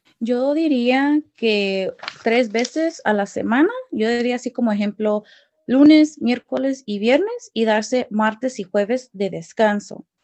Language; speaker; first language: Spanish; early bilingual, heritage; Spanish